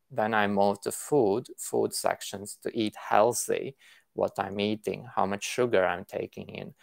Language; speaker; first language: English; non-native, fluent; Latvian